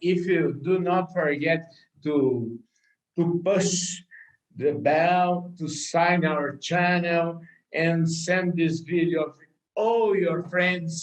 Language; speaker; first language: English; non-native, learner; Portuguese